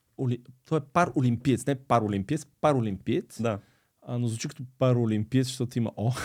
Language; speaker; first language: Bulgarian; early bilingual, other home language; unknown